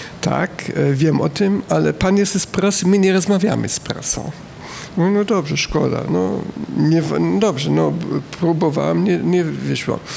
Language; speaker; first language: Polish; non-native, fluent; German